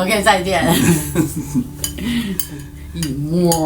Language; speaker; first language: English; non-native, learner; Chinese